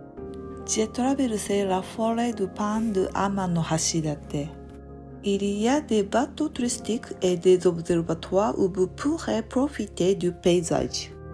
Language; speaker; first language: French; non-native, learner; Japanese